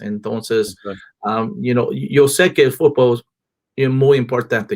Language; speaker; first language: Spanish; non-native, learner; English